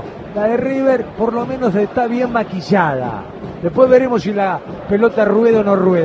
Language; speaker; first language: Spanish; native; Spanish